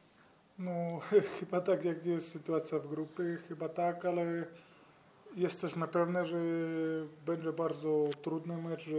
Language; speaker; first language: Polish; non-native, learner; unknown